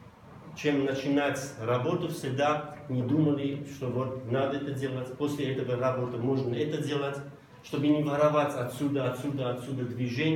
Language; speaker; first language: Russian; non-native, local second language; Armenian